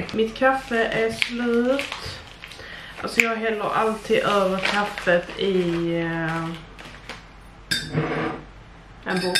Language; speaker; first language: Swedish; native; Swedish